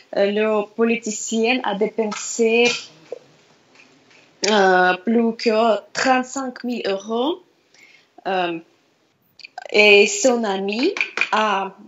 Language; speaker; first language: French; non-native, learner; Russian